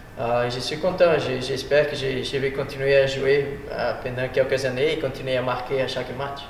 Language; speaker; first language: French; non-native, fluent; Portuguese